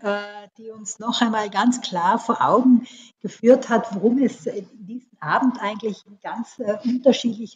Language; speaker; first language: German; native; German